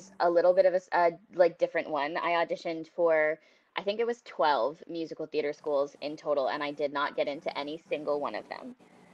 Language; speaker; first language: English; native; English